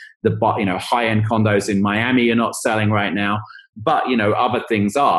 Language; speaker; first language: English; native; English